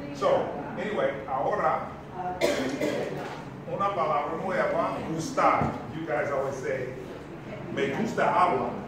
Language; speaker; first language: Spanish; non-native, fluent; English